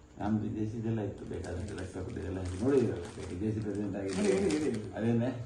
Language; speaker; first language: Kannada; native; Kannada